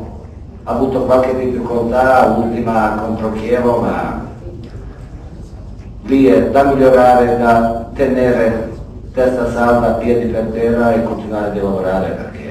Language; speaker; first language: Italian; non-native, fluent; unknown